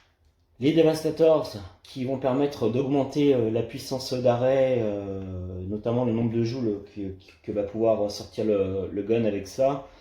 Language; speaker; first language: French; native; French